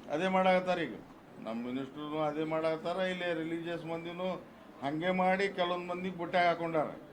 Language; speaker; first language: Kannada; non-native, local second language; Urdu